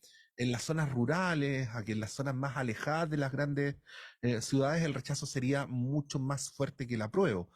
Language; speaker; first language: Spanish; native; Spanish